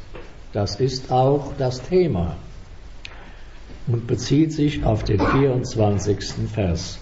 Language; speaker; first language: German; native; German